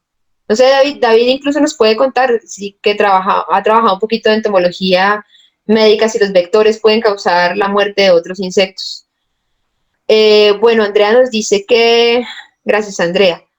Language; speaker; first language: Spanish; native; Spanish